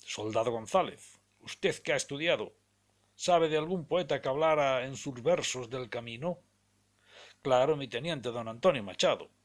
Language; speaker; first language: Spanish; non-native, local second language; Galician